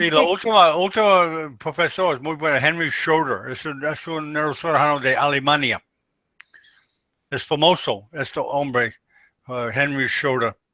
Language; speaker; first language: Spanish; non-native, learner; English